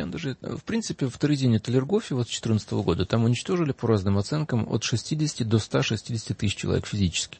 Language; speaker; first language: Russian; native; Russian